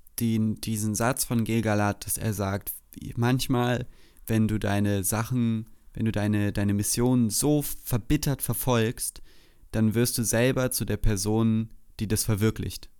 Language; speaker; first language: German; native; German